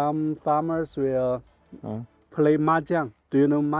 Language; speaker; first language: English; non-native, learner; Chinese